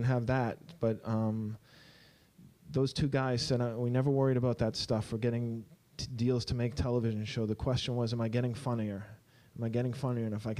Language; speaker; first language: English; native; English